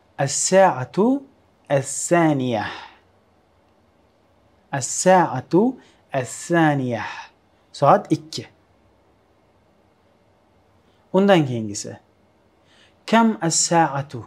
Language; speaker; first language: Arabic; non-native, fluent; Uzbek